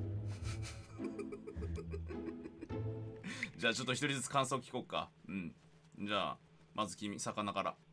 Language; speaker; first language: Japanese; native; Japanese